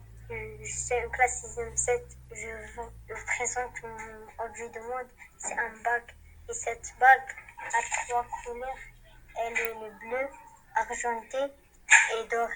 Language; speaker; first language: French; non-native, learner; Arabic